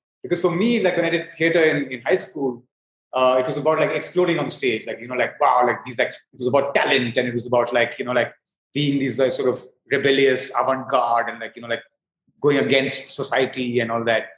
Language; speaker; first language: English; non-native, local second language; Hindi